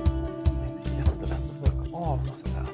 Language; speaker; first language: Swedish; native; Swedish